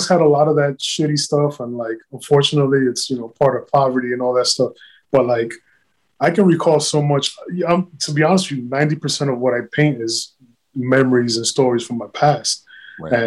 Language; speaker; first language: English; native; English